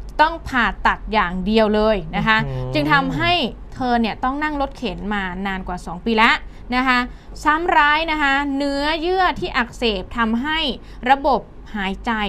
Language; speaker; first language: Thai; native; Thai